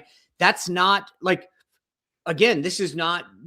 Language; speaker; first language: English; native; English